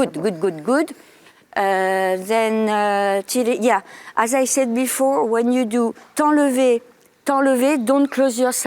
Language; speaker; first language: English; non-native, fluent; French